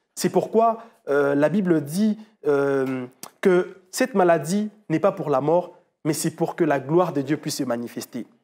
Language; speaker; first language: French; non-native, local second language; Lingala